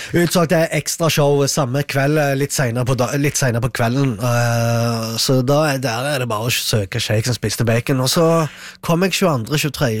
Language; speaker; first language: Norwegian; early bilingual, other home language; Arabic